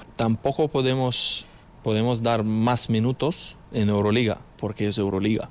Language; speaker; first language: Spanish; non-native, fluent; Ukrainian